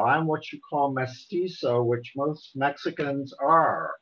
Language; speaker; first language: English; native; English